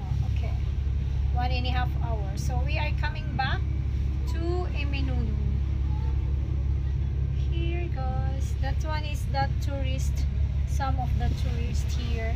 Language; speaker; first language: English; non-native, local second language; Filipino